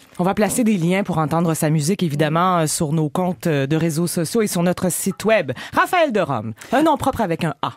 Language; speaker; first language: French; native; French